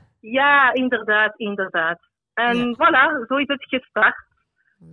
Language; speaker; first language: Dutch; non-native, local second language; French